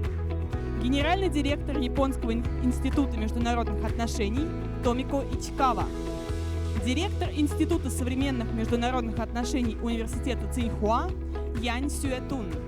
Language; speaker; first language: Russian; native; Russian